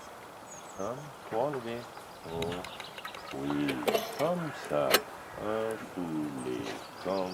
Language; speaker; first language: French; non-native, learner; German